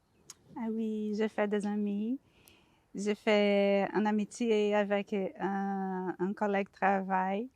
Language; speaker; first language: French; non-native, learner; Portuguese